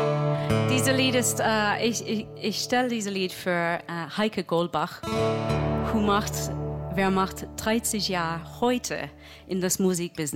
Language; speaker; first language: German; non-native, learner; Swedish